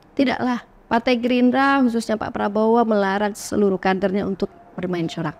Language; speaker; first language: Indonesian; native; Indonesian